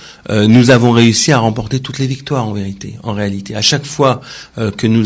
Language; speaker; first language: French; native; French